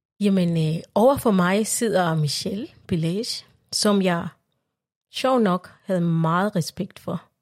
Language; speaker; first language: Danish; non-native, fluent; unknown